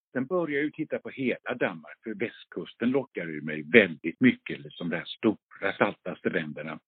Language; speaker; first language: Swedish; early bilingual, other home language; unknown